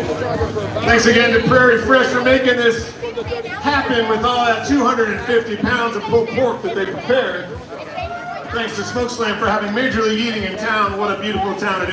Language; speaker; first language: English; native; English